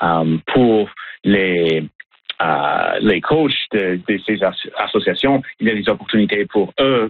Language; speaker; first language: French; non-native, learner; English